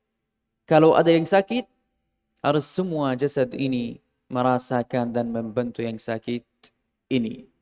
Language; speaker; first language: Indonesian; non-native, fluent; Arabic